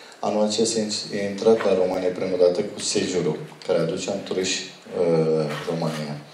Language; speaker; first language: Romanian; non-native, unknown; Turkish